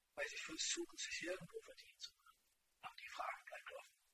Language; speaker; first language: German; native; German